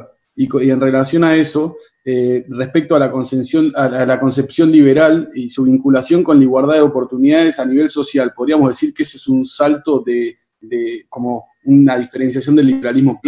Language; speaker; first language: Spanish; native; Spanish